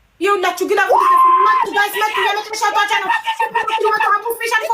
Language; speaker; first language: Amharic; native; Amharic